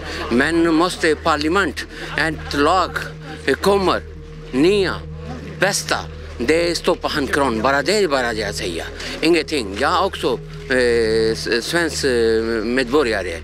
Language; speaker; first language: Swedish; non-native, learner; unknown